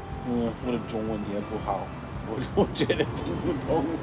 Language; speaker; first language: Chinese; non-native, learner; English